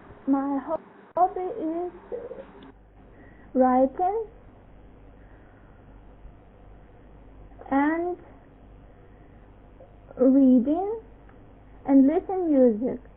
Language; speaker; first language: English; non-native, learner; Russian